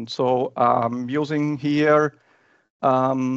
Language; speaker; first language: English; non-native, fluent; German